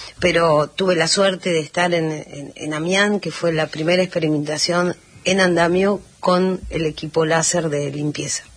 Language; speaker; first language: Spanish; native; Spanish